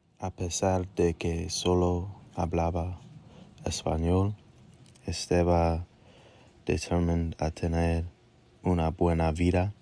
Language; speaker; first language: Spanish; non-native, learner; English